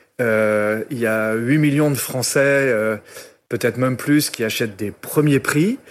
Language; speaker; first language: French; non-native, fluent; Portuguese